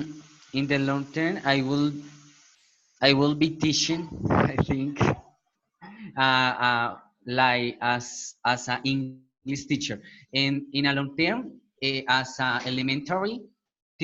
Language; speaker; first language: English; non-native, learner; Spanish